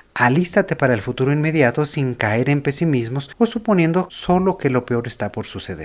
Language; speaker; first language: Spanish; native; Spanish